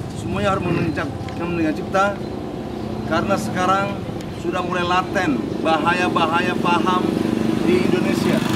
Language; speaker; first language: Indonesian; native; Indonesian